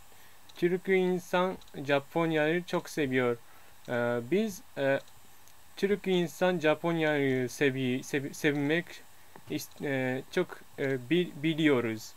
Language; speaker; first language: Turkish; non-native, learner; Japanese